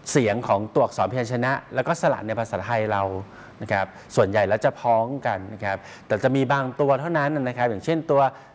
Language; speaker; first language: Thai; native; Thai